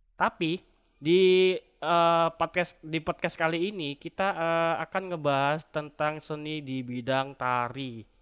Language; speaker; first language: Indonesian; non-native, local second language; Javanese